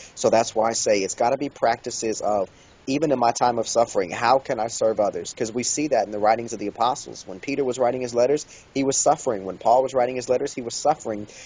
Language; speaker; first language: English; native; English